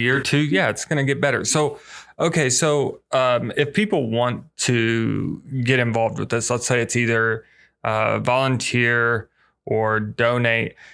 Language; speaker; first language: English; native; English